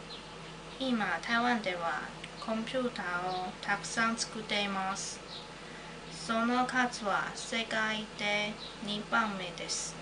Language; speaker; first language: Japanese; non-native, learner; Chinese